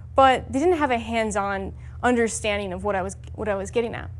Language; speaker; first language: English; native; English